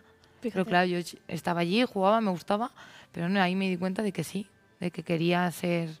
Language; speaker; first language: Spanish; native; Spanish